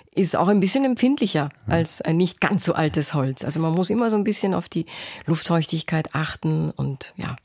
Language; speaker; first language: German; native; German